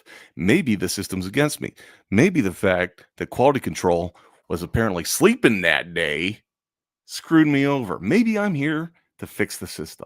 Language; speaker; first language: English; native; English